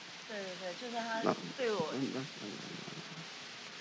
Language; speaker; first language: Chinese; native; Chinese